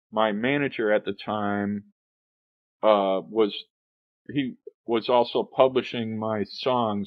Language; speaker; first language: English; native; English